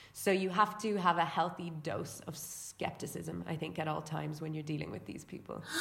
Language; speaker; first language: English; native; English